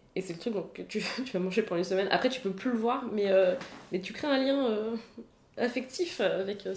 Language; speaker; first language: French; native; French